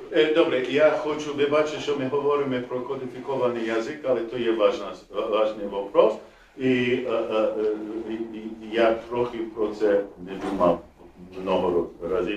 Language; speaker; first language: Ukrainian; non-native, learner; English